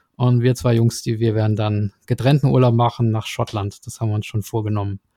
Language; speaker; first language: German; native; German